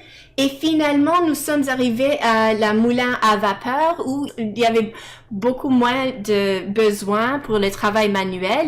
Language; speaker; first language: French; non-native, fluent; English